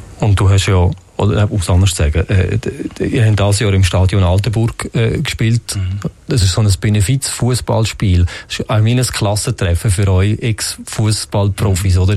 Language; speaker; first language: German; native; German